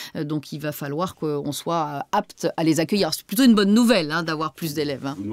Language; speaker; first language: French; native; French